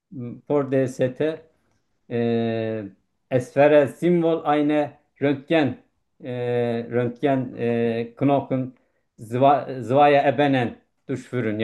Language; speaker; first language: German; non-native, learner; Turkish